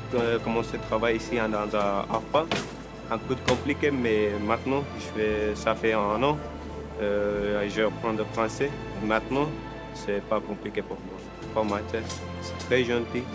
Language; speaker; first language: French; non-native, learner; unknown